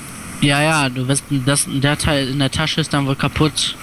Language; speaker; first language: German; native; German